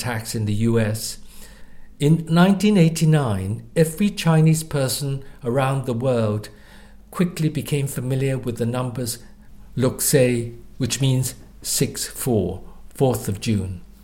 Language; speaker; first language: English; non-native, local second language; Cantonese